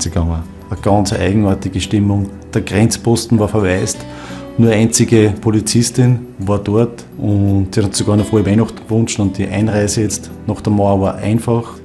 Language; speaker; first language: German; native; German